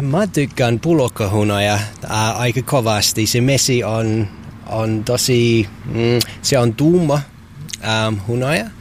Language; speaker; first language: Finnish; non-native, learner; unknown